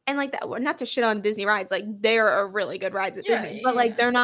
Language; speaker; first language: English; native; English